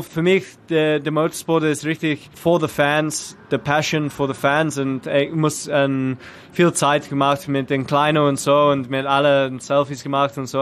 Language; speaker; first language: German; non-native, learner; English